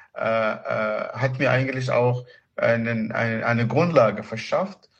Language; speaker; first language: German; non-native, fluent; Arabic